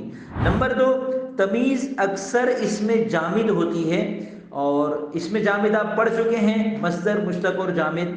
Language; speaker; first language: Urdu; native; Urdu